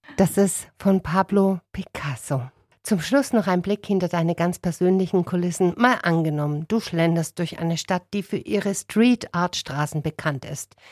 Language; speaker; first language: German; native; German